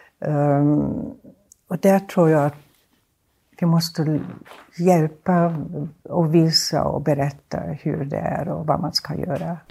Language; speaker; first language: Swedish; non-native, fluent; German